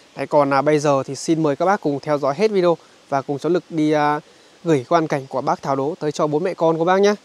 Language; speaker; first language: Vietnamese; native; Vietnamese